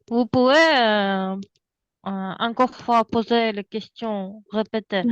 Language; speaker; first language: French; non-native, learner; Uzbek